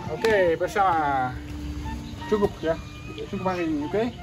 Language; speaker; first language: Indonesian; non-native, learner; Dutch